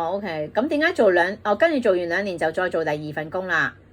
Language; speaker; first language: Cantonese; native; Cantonese